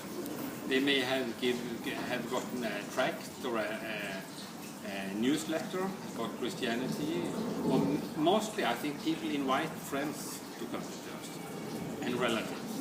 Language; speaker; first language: English; non-native, fluent; Norwegian